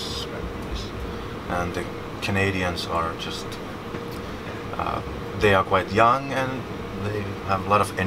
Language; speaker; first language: English; non-native, fluent; Finnish